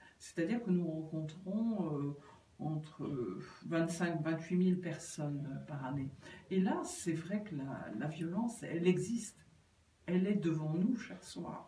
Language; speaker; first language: French; native; French